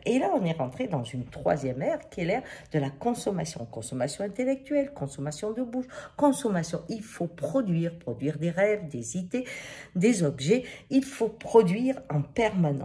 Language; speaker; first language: French; native; French